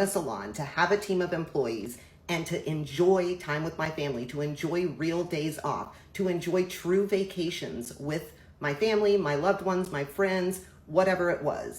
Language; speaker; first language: English; native; English